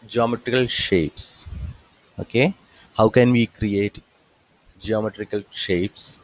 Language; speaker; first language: English; non-native, local second language; Malayalam